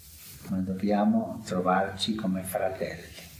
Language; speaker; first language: Italian; non-native, fluent; Spanish